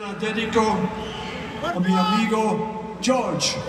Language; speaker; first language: Spanish; non-native, learner; English